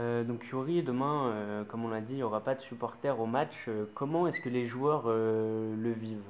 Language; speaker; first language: French; native; French